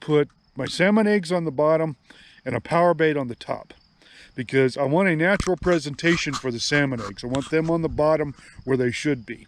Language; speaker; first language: English; native; English